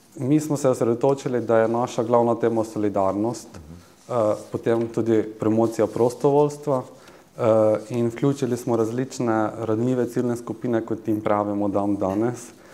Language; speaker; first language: Slovenian; native; Slovenian